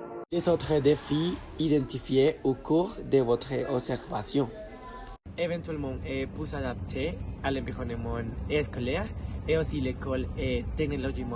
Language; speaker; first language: French; non-native, learner; Spanish